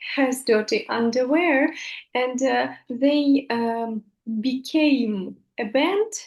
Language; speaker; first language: English; non-native, fluent; Russian